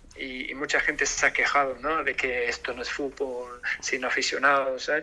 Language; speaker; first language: Spanish; non-native, fluent; English